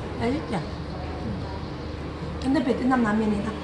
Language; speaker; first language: Korean; non-native, learner; Vietnamese